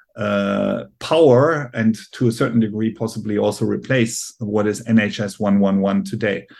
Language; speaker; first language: English; non-native, fluent; German